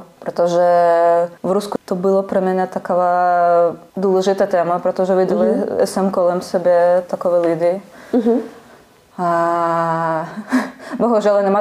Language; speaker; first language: Czech; non-native, learner; Russian